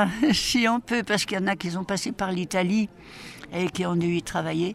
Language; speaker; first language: French; native; French